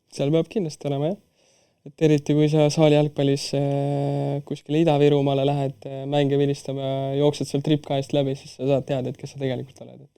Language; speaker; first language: Estonian; non-native, local second language; Russian